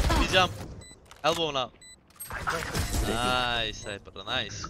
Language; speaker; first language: English; non-native, fluent; Turkish